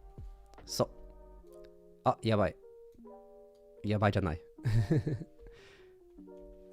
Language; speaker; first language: Japanese; non-native, learner; English